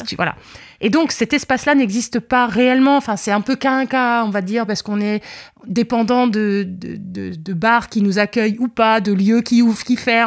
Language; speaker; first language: French; native; French